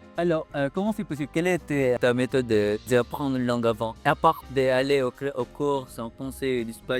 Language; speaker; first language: French; non-native, learner; Filipino